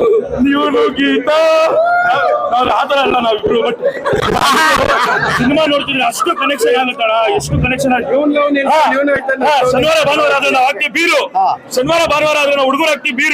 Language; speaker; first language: Kannada; native; Kannada